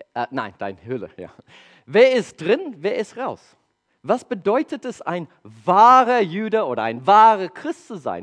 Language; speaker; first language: German; non-native, learner; English